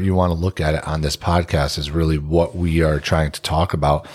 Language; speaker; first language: English; early bilingual, other home language; Italian